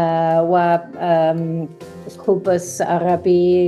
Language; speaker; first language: Arabic; non-native, learner; English